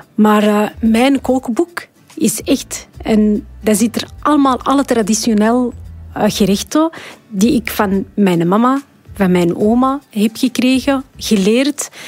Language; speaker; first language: Dutch; non-native, fluent; Arabic